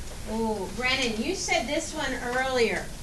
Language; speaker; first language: English; native; English